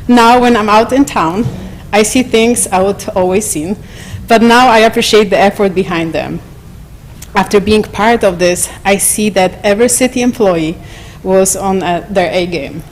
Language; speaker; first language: English; non-native, fluent; Polish